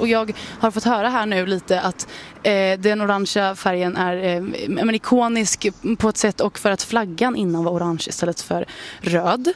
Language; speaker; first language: Swedish; native; Swedish